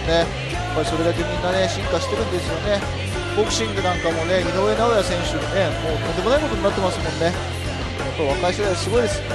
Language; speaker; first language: Japanese; native; Japanese